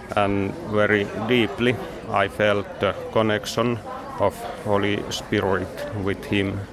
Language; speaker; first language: English; non-native, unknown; Finnish